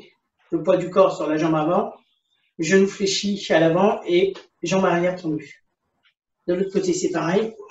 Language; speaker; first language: French; native; French